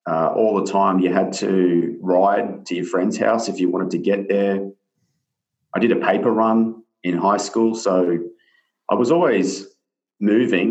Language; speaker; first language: English; native; English